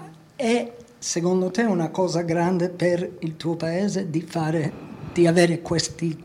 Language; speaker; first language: Italian; non-native, fluent; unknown